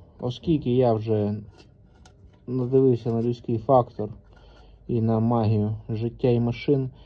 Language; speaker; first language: Ukrainian; native; Ukrainian